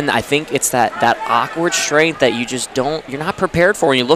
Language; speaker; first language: English; native; English